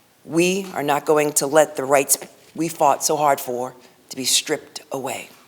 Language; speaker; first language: English; native; English